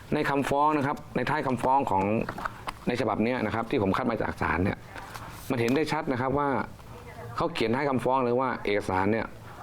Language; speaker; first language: Thai; native; Thai